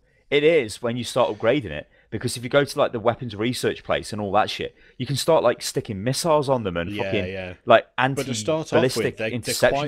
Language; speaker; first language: English; native; English